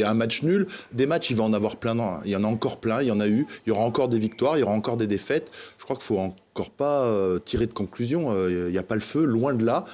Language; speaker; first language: French; native; French